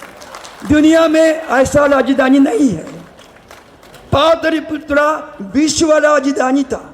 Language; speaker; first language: Hindi; non-native, learner; Japanese